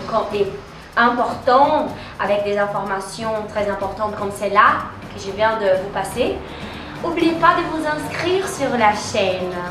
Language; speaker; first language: French; non-native, fluent; Portuguese